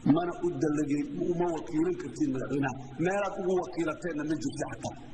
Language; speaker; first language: Somali; native; Somali